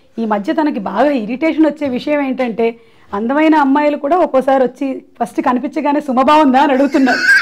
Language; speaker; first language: Telugu; non-native, local second language; Malayalam